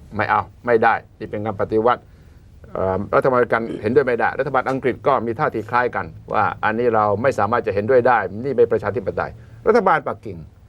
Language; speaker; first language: Thai; native; Thai